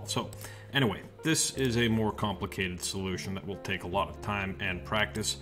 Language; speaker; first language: English; native; English